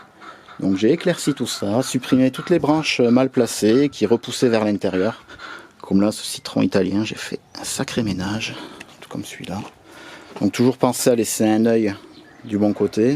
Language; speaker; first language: French; native; French